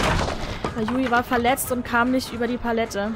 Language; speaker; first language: German; native; German